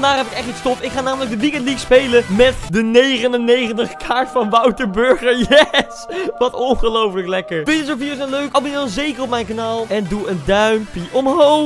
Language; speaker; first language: Dutch; native; Dutch